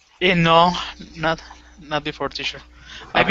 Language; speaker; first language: English; non-native, fluent; Spanish